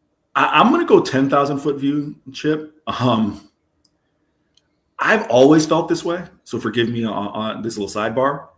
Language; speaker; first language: English; native; English